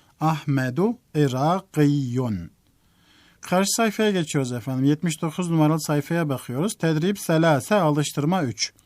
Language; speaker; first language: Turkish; native; Turkish